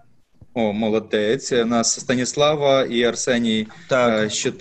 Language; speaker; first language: Ukrainian; native; Ukrainian